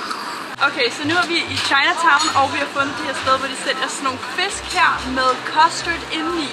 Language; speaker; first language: Danish; native; Danish